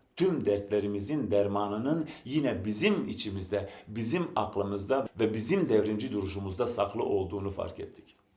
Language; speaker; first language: Turkish; non-native, local second language; Zaza